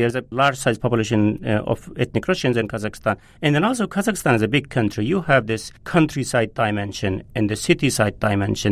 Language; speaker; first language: English; non-native, fluent; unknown